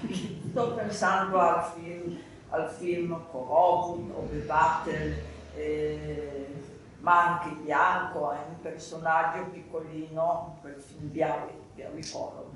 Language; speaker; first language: Italian; non-native, fluent; Polish